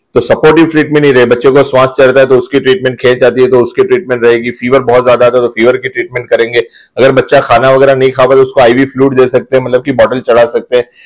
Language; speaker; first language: Hindi; non-native, local second language; Gujarati